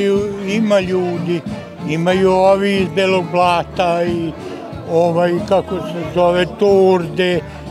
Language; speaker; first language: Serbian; non-native, local second language; Hungarian